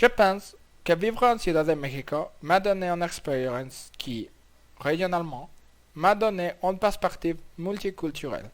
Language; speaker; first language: French; non-native, learner; Spanish